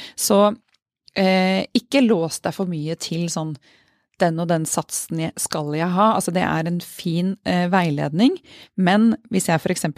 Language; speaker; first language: Norwegian; native; Norwegian